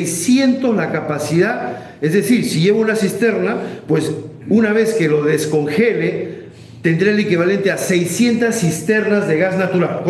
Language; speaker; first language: Spanish; native; Spanish